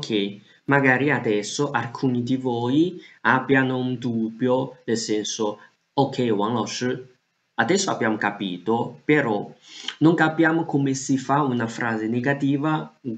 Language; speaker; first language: Italian; non-native, fluent; Chinese